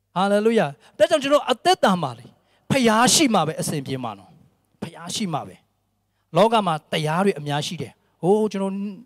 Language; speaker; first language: Burmese; non-native, local second language; Tedim Chin